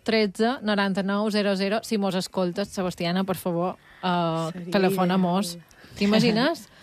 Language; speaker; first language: Catalan; native; Catalan